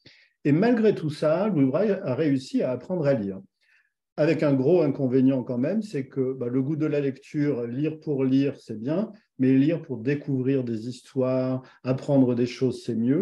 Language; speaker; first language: French; native; French